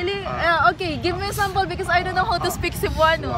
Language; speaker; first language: English; non-native, local second language; Filipino